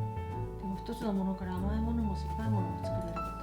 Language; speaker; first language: Japanese; native; Japanese